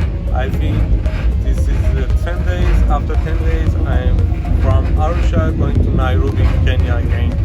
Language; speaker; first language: English; non-native, learner; Persian